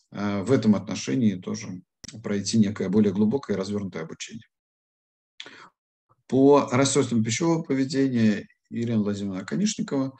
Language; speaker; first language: Russian; native; Russian